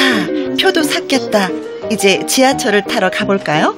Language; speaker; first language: Korean; native; Korean